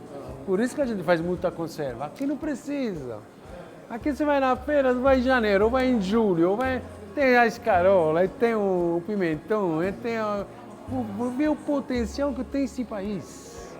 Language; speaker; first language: Portuguese; non-native, fluent; Italian